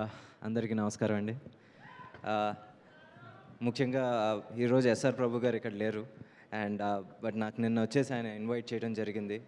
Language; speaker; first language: Telugu; native; Telugu